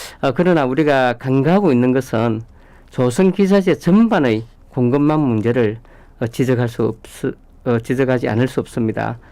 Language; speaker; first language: Korean; native; Korean